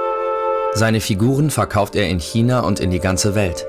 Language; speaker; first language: German; native; German